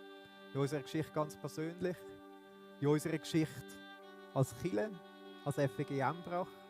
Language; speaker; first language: German; native; German